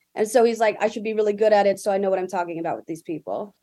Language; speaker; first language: English; native; English